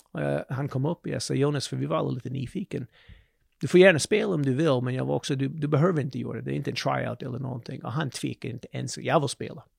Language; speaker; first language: Swedish; non-native, fluent; English